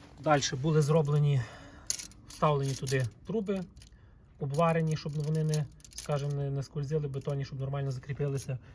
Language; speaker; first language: Ukrainian; native; Ukrainian